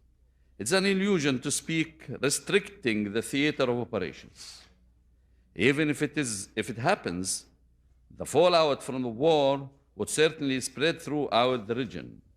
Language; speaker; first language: English; non-native, fluent; Arabic